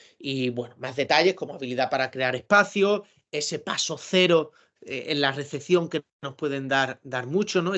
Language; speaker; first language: Spanish; native; Spanish